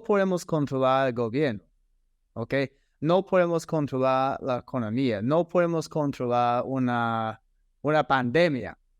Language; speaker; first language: Spanish; non-native, fluent; English